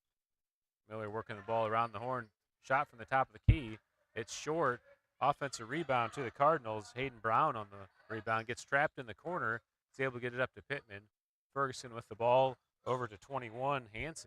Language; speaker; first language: English; native; English